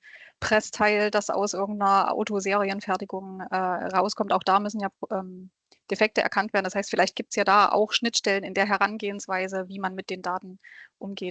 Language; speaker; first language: German; native; German